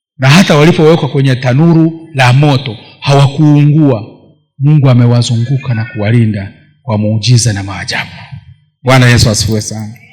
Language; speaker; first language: Swahili; non-native, local second language; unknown